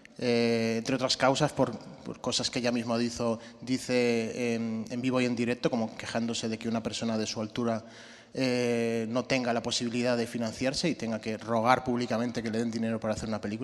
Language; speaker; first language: Spanish; native; Spanish